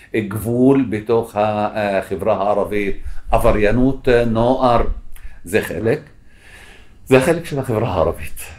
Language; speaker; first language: Hebrew; non-native, local second language; Arabic